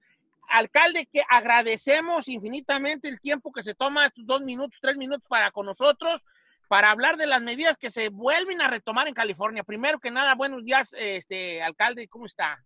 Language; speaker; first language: Spanish; native; Spanish